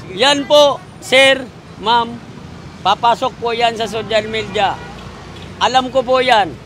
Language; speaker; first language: Filipino; native; Filipino